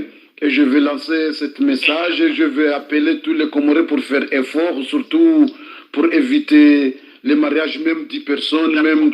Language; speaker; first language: French; non-native, local second language; Comorian